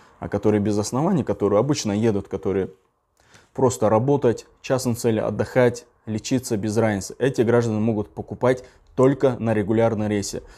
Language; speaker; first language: Russian; non-native, local second language; Uzbek